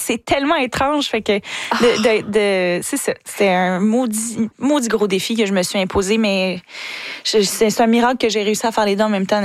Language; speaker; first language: French; native; French